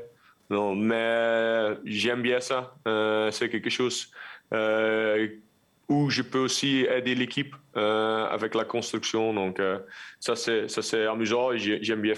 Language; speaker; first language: French; non-native, local second language; Dutch